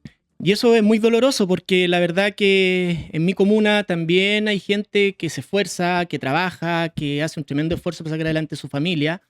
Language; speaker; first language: Spanish; native; Spanish